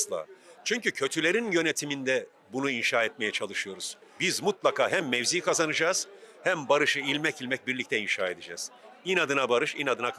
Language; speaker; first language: Turkish; native; Turkish